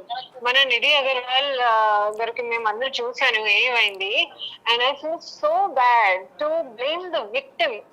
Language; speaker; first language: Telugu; non-native, local second language; Hindi